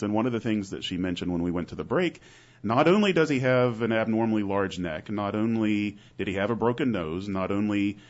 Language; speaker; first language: English; native; English